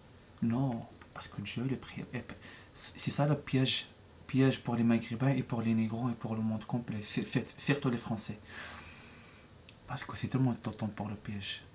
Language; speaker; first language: French; non-native, learner; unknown